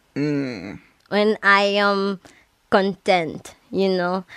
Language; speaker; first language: English; non-native, local second language; Swahili